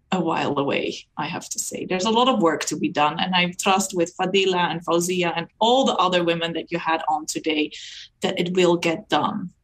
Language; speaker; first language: English; non-native, fluent; Dutch